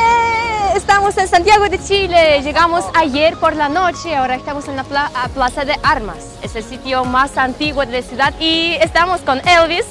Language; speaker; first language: Spanish; non-native, fluent; Russian